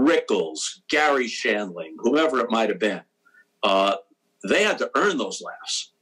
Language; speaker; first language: English; native; English